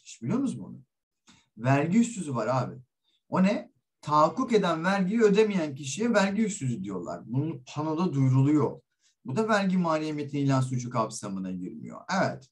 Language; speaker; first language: Turkish; native; Turkish